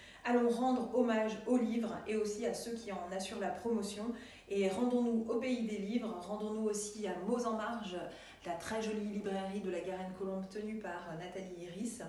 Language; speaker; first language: French; native; French